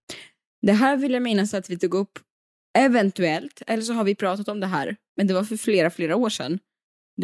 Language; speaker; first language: Swedish; native; Swedish